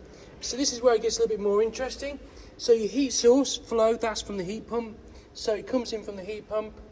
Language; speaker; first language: English; native; English